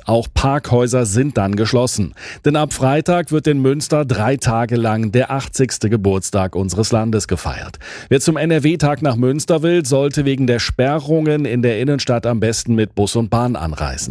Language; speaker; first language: German; native; German